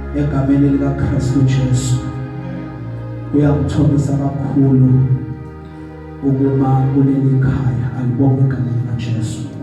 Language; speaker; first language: Zulu; native; Zulu